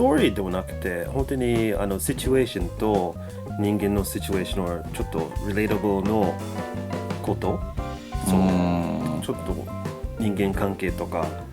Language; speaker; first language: Japanese; non-native, learner; English